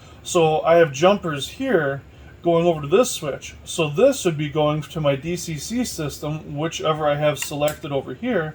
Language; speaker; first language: English; native; English